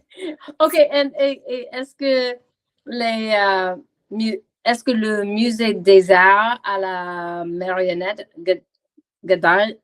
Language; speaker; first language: French; non-native, learner; English